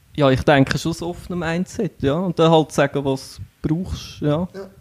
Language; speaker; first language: German; native; German